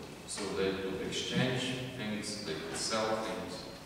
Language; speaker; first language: English; non-native, fluent; Ukrainian